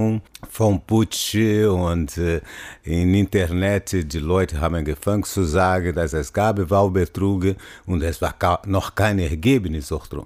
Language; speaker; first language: German; non-native, fluent; Portuguese